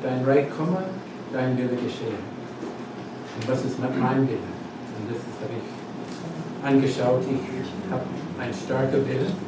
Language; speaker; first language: German; non-native, learner; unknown